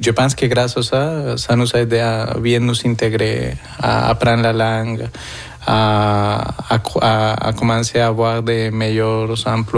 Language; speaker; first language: French; non-native, fluent; Spanish